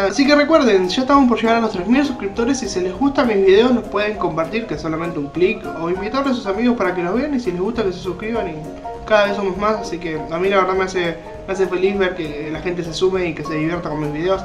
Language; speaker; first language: Spanish; native; Spanish